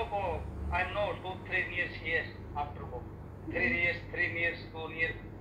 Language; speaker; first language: English; non-native, learner; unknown